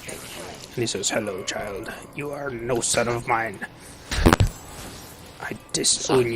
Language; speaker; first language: English; native; English